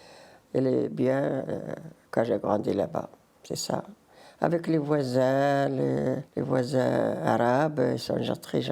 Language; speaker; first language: French; non-native, learner; Riffian